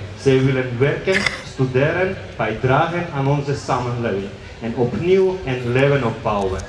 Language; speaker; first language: Dutch; non-native, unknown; Georgian